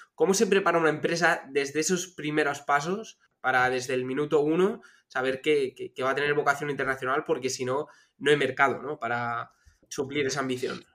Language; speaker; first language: Spanish; native; Spanish